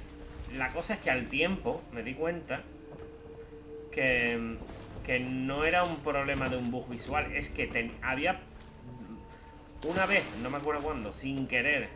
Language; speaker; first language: Spanish; native; Spanish